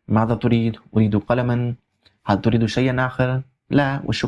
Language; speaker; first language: Arabic; non-native, fluent; Urdu